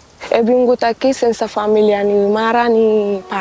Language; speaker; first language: Catalan; non-native, learner; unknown